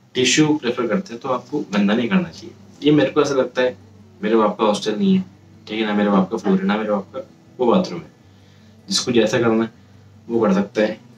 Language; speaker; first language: Hindi; native; Hindi